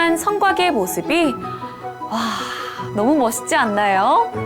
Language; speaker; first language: Korean; native; Korean